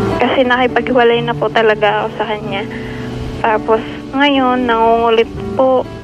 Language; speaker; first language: Filipino; non-native, local second language; Masbatenyo